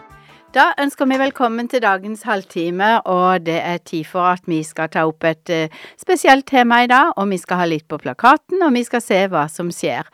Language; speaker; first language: Norwegian; native; Norwegian